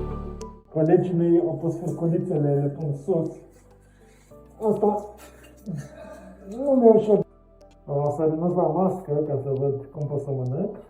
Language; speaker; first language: Romanian; native; Romanian